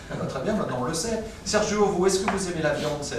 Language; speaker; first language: French; native; French